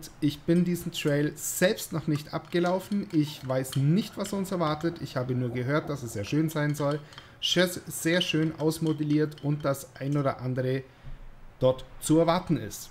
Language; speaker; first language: German; native; German